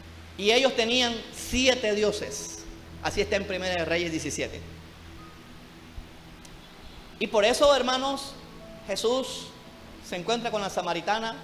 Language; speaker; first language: Spanish; native; Spanish